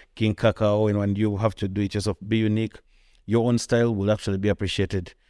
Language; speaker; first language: English; non-native, local second language; Ganda